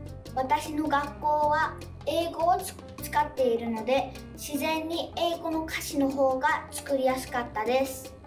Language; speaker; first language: Japanese; early bilingual, other home language; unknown